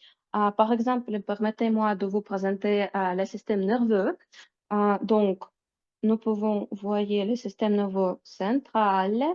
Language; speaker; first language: French; non-native, fluent; Russian